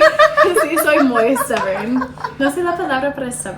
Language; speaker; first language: Spanish; non-native, learner; English